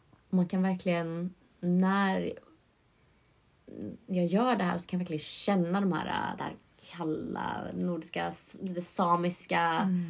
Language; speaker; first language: Swedish; native; Swedish